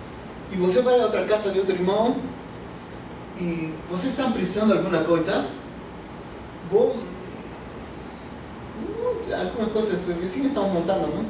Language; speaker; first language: Portuguese; non-native, fluent; Spanish